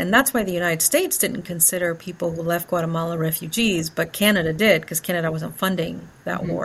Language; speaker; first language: English; early bilingual, other home language; Spanish